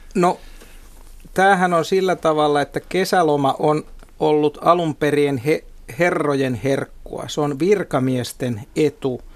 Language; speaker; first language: Finnish; native; Finnish